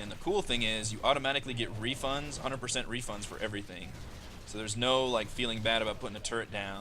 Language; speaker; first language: English; native; English